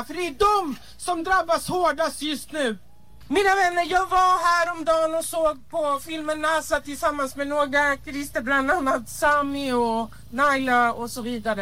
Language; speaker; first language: Swedish; early bilingual, other home language; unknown